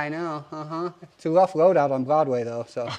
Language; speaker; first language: English; native; English